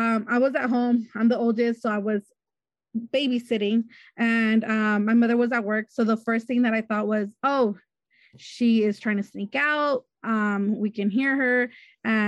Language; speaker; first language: English; native; English